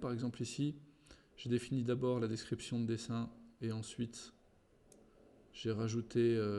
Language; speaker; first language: French; native; French